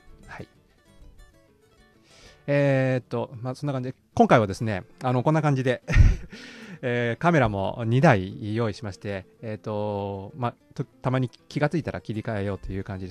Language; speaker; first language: Japanese; native; Japanese